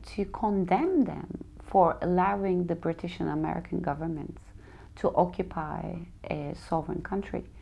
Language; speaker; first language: English; non-native, fluent; Turkish